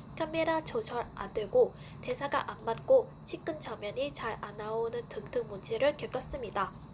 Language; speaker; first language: Korean; non-native, fluent; Vietnamese